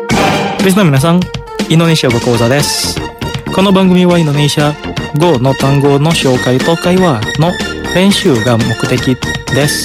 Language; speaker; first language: Japanese; non-native, fluent; Indonesian